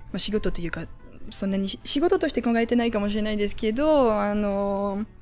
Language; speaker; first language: Japanese; non-native, fluent; French